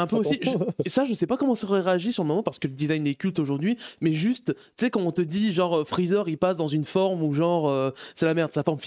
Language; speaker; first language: French; native; French